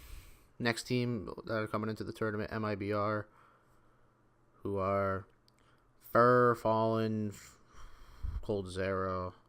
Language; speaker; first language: English; native; English